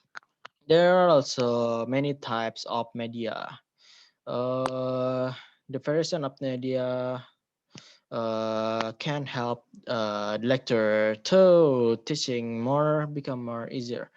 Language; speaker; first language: English; non-native, learner; Indonesian